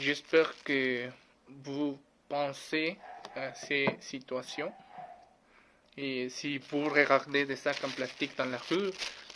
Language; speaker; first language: French; non-native, learner; Spanish